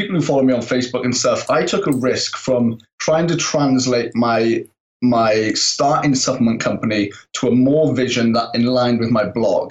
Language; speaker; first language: English; native; English